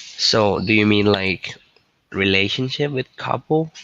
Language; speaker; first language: English; non-native, learner; Thai